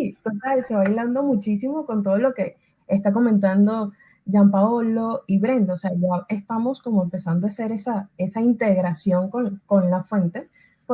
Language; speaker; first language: Spanish; native; Spanish